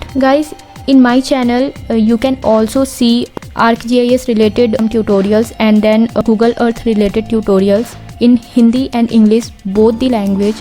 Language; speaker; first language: English; non-native, local second language; Hindi